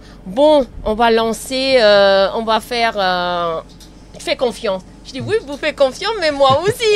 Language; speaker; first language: French; non-native, learner; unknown